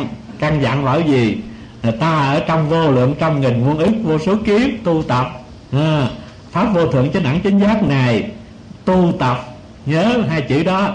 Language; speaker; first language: Vietnamese; native; Vietnamese